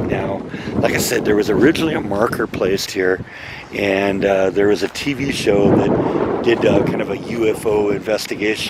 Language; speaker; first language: English; native; English